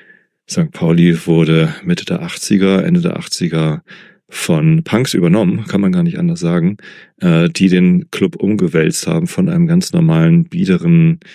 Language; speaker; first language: German; native; German